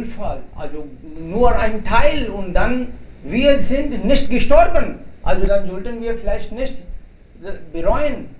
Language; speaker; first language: German; non-native, fluent; Hindi